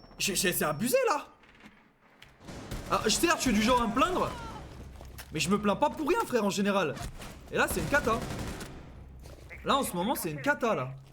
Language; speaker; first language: French; native; French